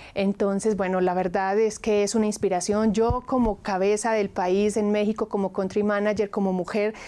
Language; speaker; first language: Spanish; native; Spanish